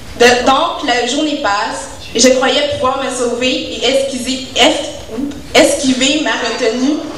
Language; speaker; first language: French; native; French